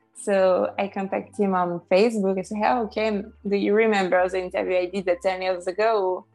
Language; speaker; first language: English; non-native, fluent; French